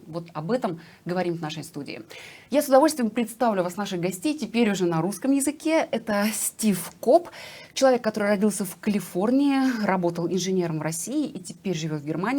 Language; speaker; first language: Russian; native; Russian